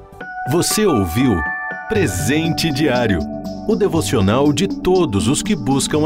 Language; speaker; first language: Portuguese; native; Portuguese